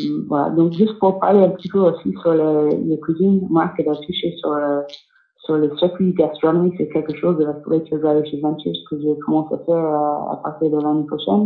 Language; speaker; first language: French; non-native, fluent; English